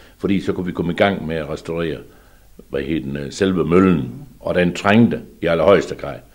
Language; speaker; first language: Danish; native; Danish